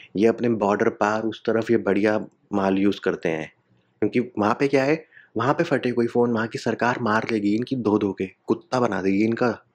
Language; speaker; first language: Hindi; native; Hindi